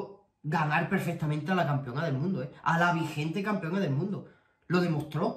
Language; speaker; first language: Spanish; native; Spanish